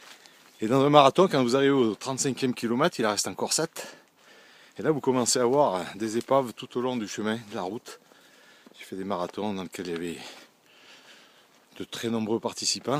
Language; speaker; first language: French; native; French